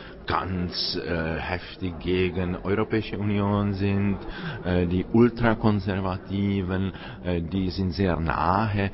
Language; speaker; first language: German; non-native, fluent; Czech